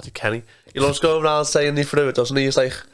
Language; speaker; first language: English; native; English